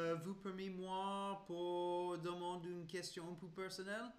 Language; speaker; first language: French; non-native, learner; English